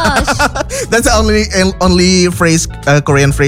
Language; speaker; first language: English; non-native, fluent; Indonesian